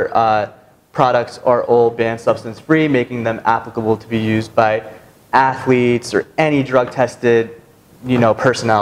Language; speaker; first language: English; native; English